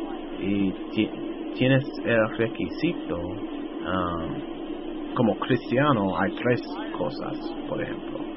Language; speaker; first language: Spanish; non-native, fluent; English